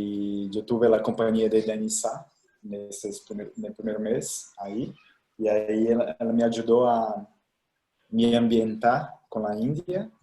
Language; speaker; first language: Spanish; non-native, fluent; Portuguese